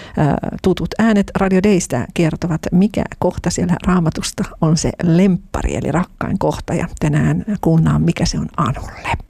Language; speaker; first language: Finnish; native; Finnish